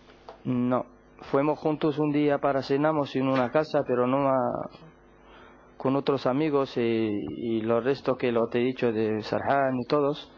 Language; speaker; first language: Spanish; non-native, learner; Arabic